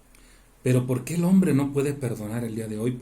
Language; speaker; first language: Spanish; native; Spanish